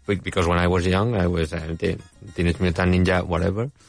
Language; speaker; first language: English; non-native, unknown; Spanish